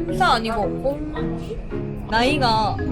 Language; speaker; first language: Korean; non-native, learner; Japanese